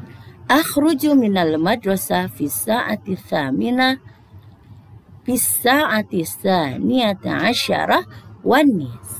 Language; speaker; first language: Arabic; non-native, fluent; Indonesian